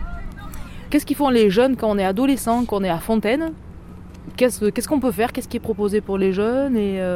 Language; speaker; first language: French; native; French